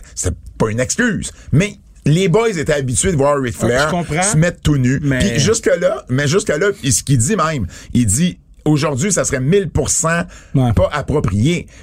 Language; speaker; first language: French; native; French